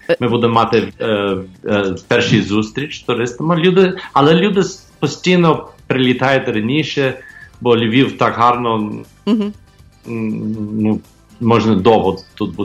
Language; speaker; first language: Ukrainian; early bilingual, heritage; Ukrainian